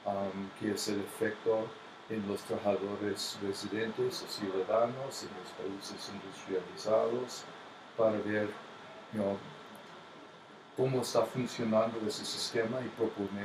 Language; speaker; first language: Spanish; non-native, fluent; English